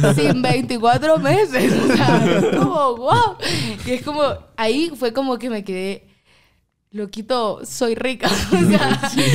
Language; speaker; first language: Spanish; native; Spanish